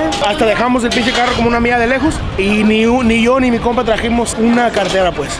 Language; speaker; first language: Spanish; early bilingual, heritage; Spanish